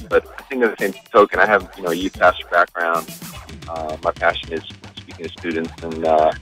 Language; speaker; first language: English; native; English